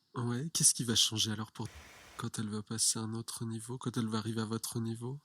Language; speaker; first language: French; native; French